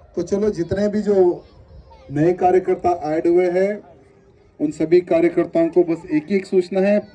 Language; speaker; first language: Hindi; non-native, local second language; Telugu